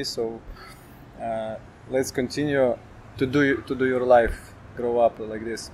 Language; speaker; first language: English; non-native, learner; Ukrainian